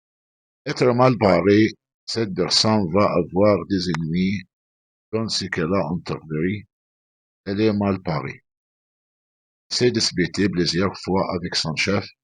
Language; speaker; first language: French; non-native, fluent; Arabic